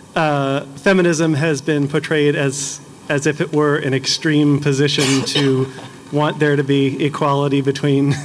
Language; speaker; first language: English; native; English